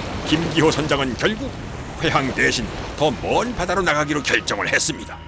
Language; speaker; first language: Korean; native; Korean